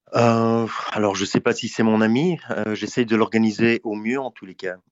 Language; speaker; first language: French; native; French